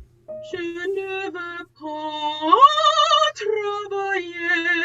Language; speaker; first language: French; non-native, learner; English